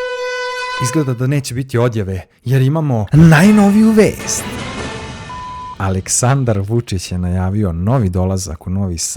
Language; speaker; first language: Serbian; native; Serbian